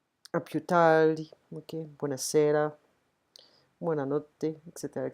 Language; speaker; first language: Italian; non-native, fluent; French